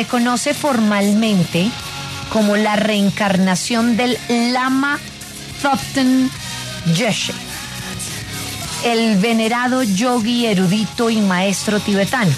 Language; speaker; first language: Spanish; native; Spanish